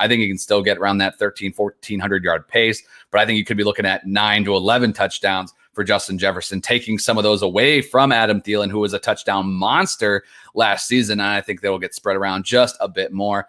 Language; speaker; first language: English; native; English